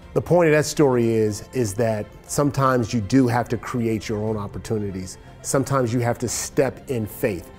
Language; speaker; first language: English; native; English